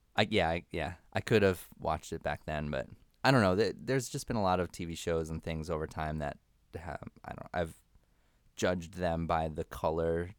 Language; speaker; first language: English; native; English